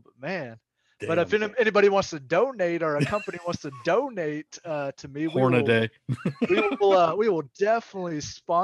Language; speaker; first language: English; native; English